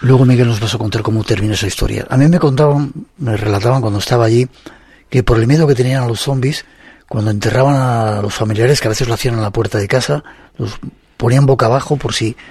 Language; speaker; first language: Spanish; native; Spanish